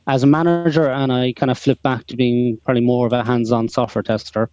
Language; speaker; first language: English; native; English